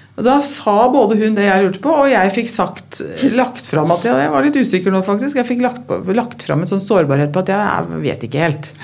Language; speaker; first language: Norwegian; native; Norwegian